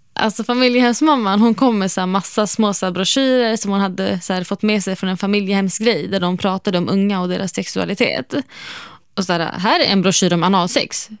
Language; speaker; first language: Swedish; non-native, fluent; Arabic